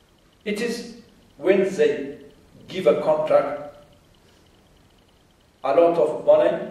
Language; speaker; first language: English; non-native, fluent; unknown